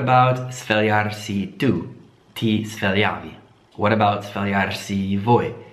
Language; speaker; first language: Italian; non-native, fluent; English